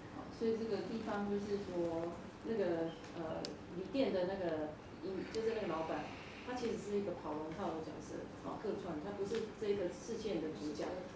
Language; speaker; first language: Chinese; native; Chinese